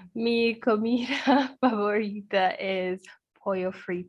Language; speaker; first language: Spanish; non-native, learner; English